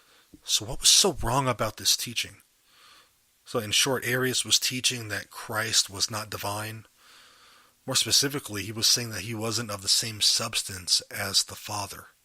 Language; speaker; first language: English; native; English